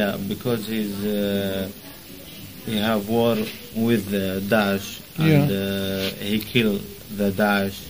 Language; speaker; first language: English; non-native, learner; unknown